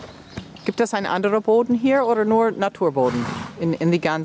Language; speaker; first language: German; non-native, fluent; English